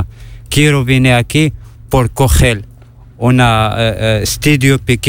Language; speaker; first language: Spanish; non-native, learner; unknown